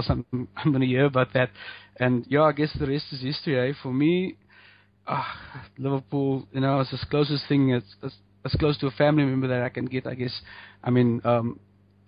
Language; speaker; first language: English; native; English